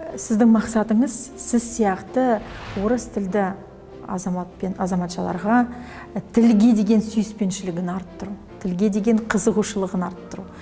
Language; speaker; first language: Kazakh; non-native, local second language; Russian